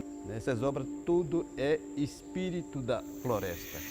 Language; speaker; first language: Portuguese; non-native, local second language; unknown